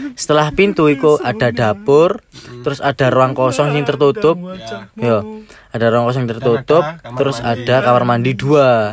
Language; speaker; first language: Indonesian; non-native, local second language; Javanese